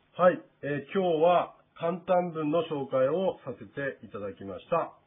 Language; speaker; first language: Japanese; native; Japanese